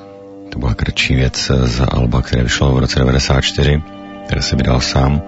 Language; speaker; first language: Czech; native; Czech